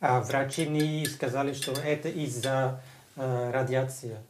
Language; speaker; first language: Russian; non-native, learner; Dutch